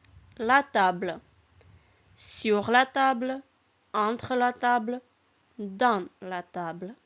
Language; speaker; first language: French; non-native, fluent; Armenian